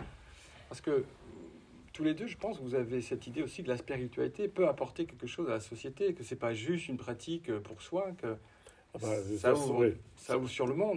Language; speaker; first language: French; native; French